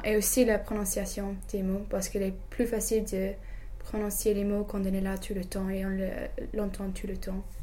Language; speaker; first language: French; non-native, fluent; English